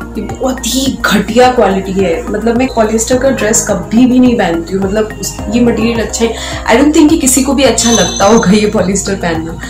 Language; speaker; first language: Hindi; non-native, local second language; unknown